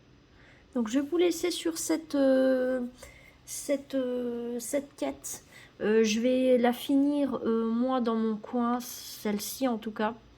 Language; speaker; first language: French; native; French